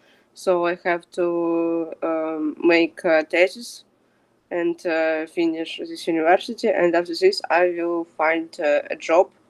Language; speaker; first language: English; non-native, fluent; Ukrainian